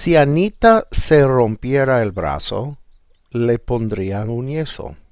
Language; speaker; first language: Spanish; non-native, fluent; English